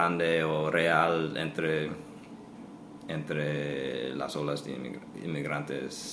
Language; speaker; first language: Spanish; non-native, fluent; English